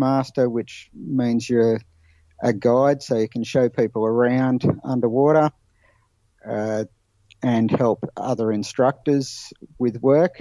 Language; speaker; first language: English; native; English